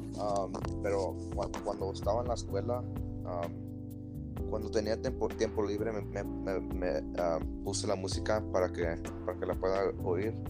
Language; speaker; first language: Spanish; early bilingual, heritage; Spanish